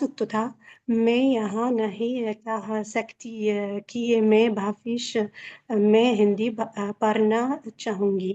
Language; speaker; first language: Hindi; non-native, learner; Arabic